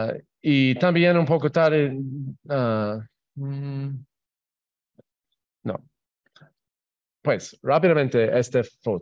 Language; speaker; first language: Spanish; non-native, fluent; English